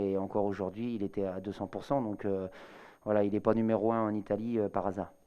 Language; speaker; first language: French; native; French